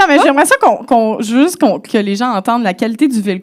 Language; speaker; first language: French; native; French